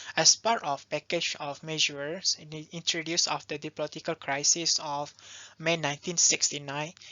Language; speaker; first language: English; non-native, local second language; Malay